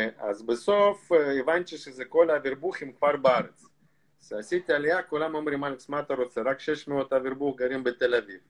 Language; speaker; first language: Hebrew; non-native, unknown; Russian